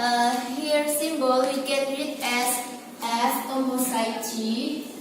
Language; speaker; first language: English; non-native, learner; Indonesian